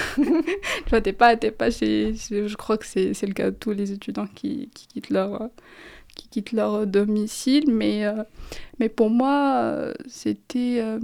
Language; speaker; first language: French; non-native, local second language; Arabic